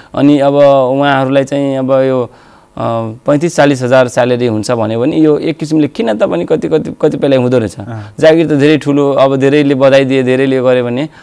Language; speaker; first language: Nepali; non-native, local second language; Dangaura Tharu